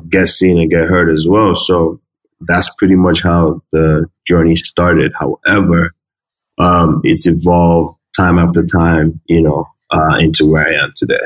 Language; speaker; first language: English; non-native, local second language; Igbo